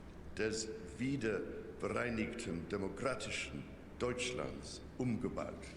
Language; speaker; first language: German; non-native, fluent; English